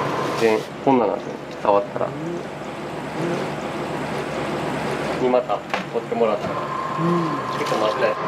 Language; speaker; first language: Japanese; native; Japanese